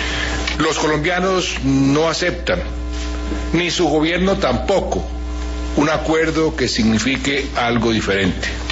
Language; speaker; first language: Spanish; native; Spanish